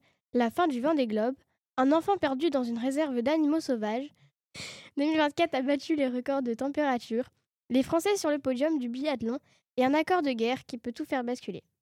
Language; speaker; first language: French; native; French